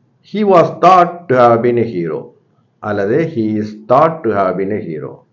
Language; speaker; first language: English; non-native, local second language; Tamil